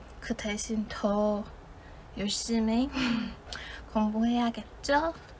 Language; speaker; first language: Korean; non-native, fluent; Chinese